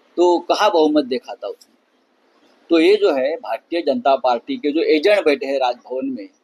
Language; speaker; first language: Hindi; non-native, local second language; Marathi